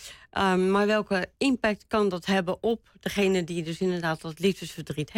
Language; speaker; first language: Dutch; native; Dutch